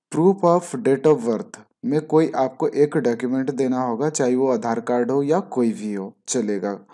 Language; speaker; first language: Hindi; native; Hindi